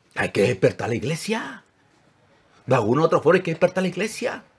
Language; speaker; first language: Spanish; native; Spanish